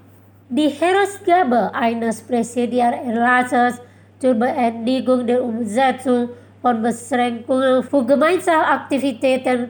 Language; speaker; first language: German; non-native, fluent; Indonesian